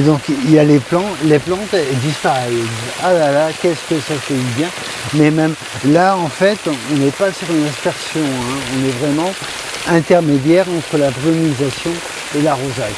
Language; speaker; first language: French; native; French